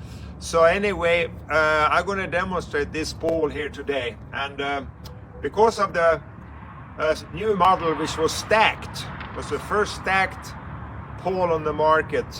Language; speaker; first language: English; non-native, fluent; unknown